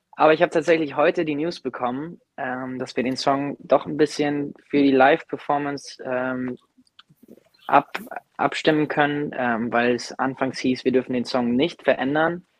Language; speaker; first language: German; native; German